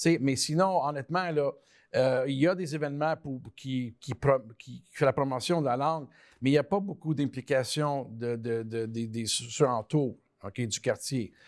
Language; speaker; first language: French; early bilingual, other home language; Italian